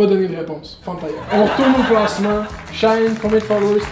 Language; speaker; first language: French; native; French